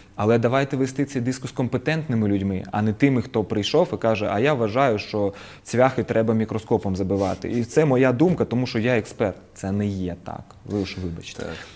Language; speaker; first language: Ukrainian; non-native, local second language; Russian